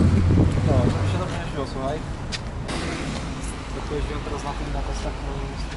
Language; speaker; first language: Polish; native; Polish